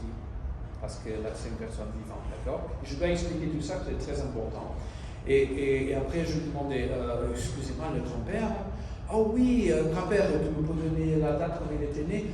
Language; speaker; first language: French; non-native, fluent; Italian